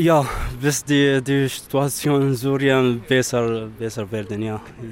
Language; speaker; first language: German; non-native, learner; Arabic